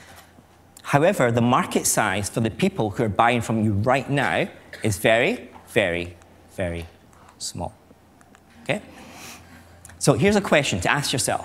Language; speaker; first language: English; native; English